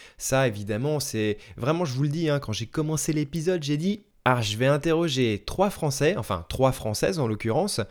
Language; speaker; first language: French; native; French